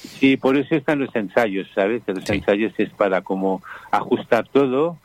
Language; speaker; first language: Spanish; non-native, fluent; Morisyen